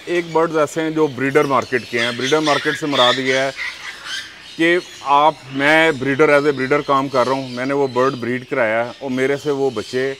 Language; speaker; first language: Urdu; native; Urdu